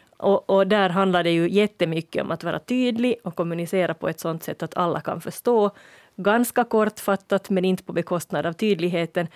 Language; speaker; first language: Swedish; native; Swedish